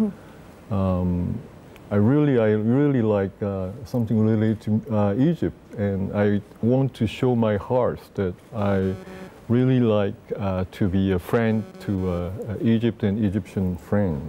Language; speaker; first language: English; non-native, fluent; Korean